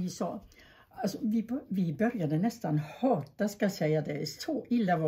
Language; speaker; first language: Swedish; early bilingual, other home language; German